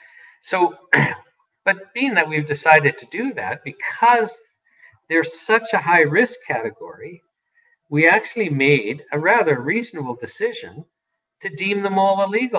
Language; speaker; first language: English; native; English